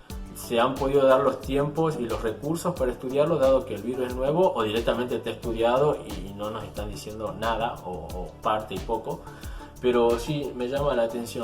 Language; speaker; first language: Spanish; native; Spanish